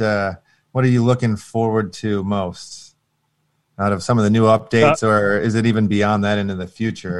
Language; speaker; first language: English; native; English